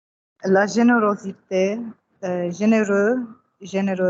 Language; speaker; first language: French; non-native, local second language; Arabic